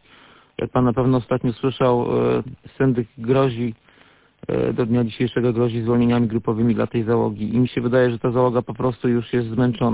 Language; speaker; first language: Polish; native; Polish